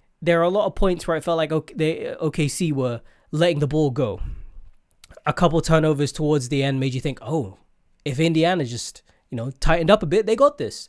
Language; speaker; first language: English; native; English